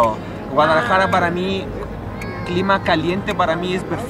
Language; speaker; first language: Spanish; non-native, learner; Arabic